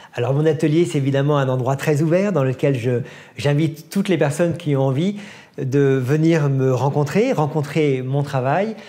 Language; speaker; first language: French; native; French